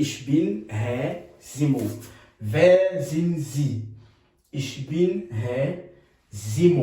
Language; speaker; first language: German; non-native, fluent; French